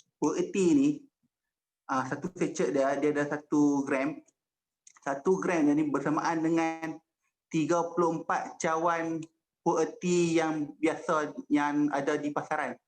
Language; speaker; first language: Malay; native; Malay